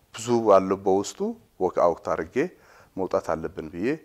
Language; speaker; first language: Amharic; non-native, local second language; Tigrinya